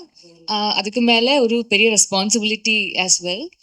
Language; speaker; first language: Tamil; non-native, local second language; Malayalam